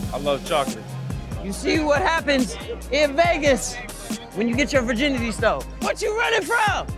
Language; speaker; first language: English; native; English